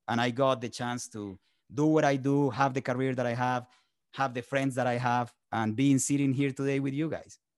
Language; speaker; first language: English; non-native, fluent; Spanish